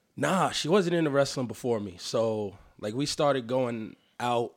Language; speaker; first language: English; early bilingual, other home language; Spanish